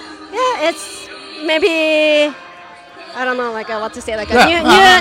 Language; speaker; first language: English; non-native, learner; Japanese